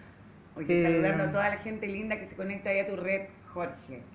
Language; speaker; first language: Spanish; native; Spanish